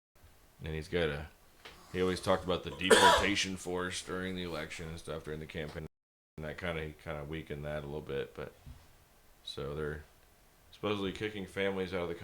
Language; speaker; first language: English; native; English